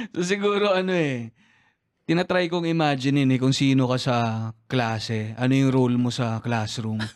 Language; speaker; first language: Filipino; native; Filipino